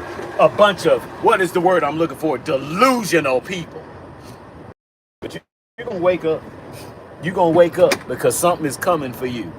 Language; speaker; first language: English; native; English